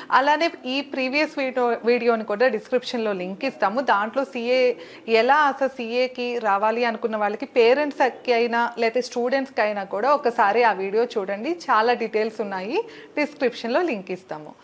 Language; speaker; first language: Telugu; native; Telugu